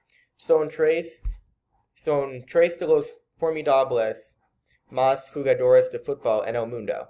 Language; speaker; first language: Spanish; non-native, learner; English